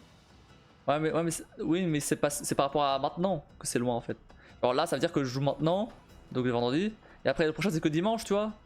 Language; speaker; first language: French; native; French